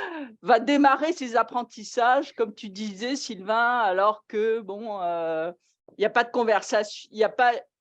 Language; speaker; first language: French; native; French